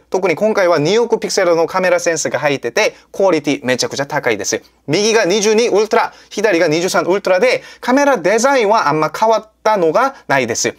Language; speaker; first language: Japanese; non-native, fluent; Korean